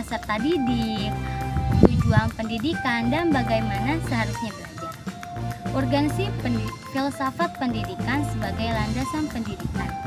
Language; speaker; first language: Indonesian; native; Indonesian